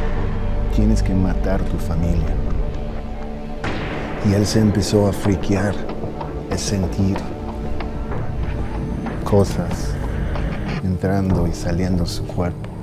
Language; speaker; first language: Spanish; early bilingual, heritage; English